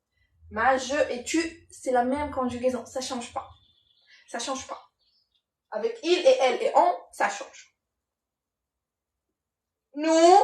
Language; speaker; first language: French; non-native, local second language; Arabic